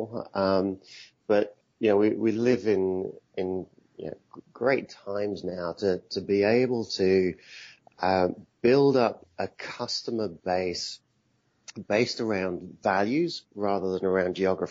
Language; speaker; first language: English; native; English